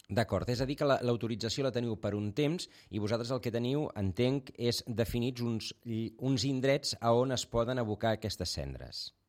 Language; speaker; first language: Catalan; native; Catalan